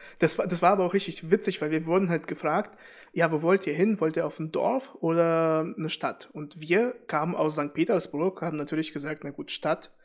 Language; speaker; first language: German; early bilingual, other home language; Russian